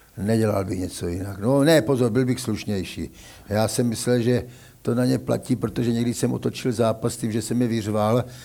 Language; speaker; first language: Czech; native; Czech